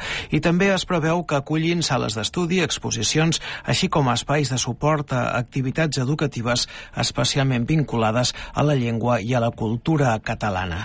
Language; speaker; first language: Catalan; native; Catalan